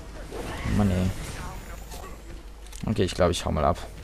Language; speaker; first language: German; native; German